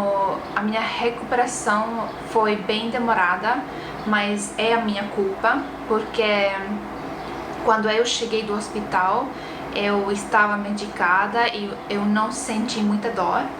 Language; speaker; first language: Portuguese; non-native, fluent; Estonian